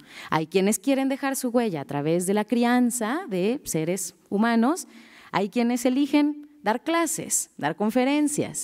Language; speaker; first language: Spanish; native; Spanish